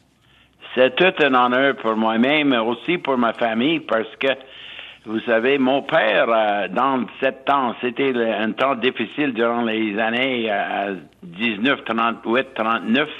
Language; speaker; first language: French; non-native, fluent; English